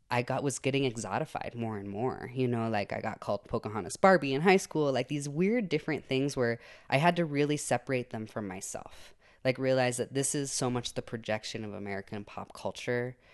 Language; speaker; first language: English; native; English